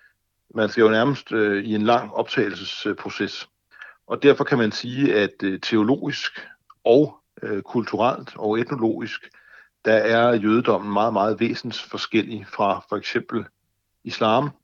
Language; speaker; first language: Danish; native; Danish